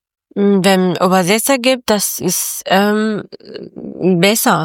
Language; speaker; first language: German; non-native, learner; Persian